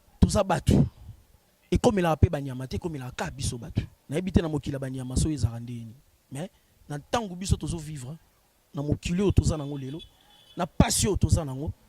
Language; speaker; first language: Lingala; native; Lingala